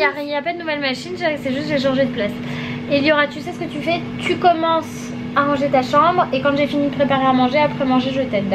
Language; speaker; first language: French; native; French